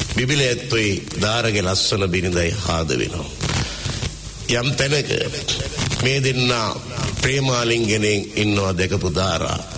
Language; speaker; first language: Sinhala; native; Sinhala